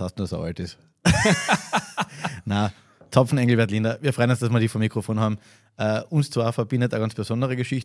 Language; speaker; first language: German; native; German